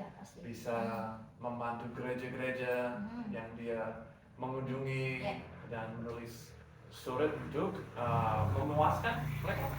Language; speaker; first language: Indonesian; non-native, learner; English